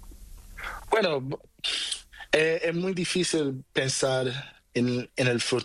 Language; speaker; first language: Spanish; non-native, learner; Portuguese